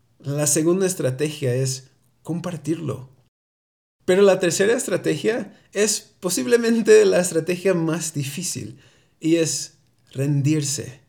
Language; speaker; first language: Spanish; early bilingual, heritage; Spanish